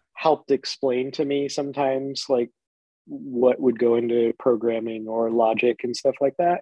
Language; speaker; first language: English; native; English